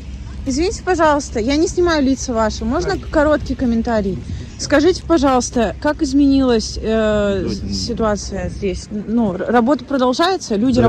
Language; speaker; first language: Russian; native; Russian